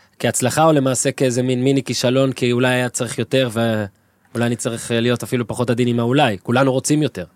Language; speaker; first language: Hebrew; native; Hebrew